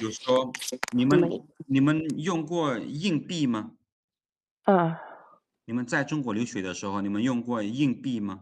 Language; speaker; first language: Chinese; non-native, fluent; Lao